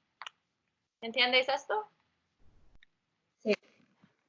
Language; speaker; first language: Spanish; non-native, learner; English